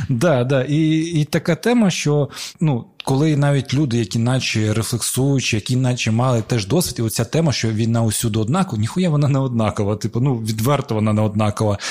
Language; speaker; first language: Ukrainian; non-native, local second language; Russian